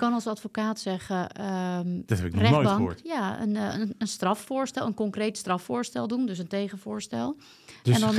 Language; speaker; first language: Dutch; native; Dutch